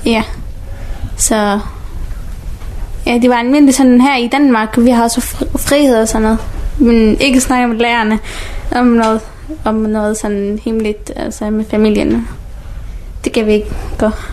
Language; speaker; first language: Danish; non-native, learner; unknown